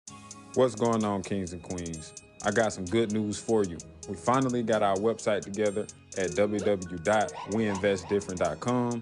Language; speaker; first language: English; native; English